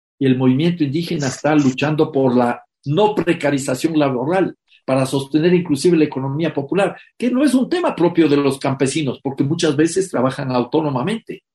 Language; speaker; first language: Spanish; native; Spanish